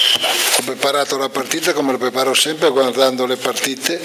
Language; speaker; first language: Italian; native; Italian